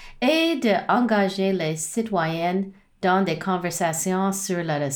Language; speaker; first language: French; non-native, learner; English